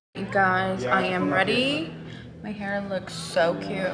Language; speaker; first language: English; early bilingual, other home language; Spanish